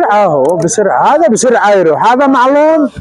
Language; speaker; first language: Arabic; non-native, learner; Bangla